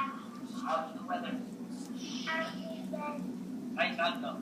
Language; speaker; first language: English; non-native, fluent; Spanish